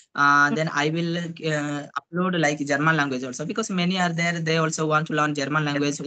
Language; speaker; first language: English; non-native, local second language; Odia